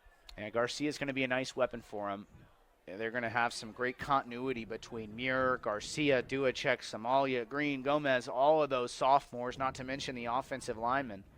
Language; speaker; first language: English; native; English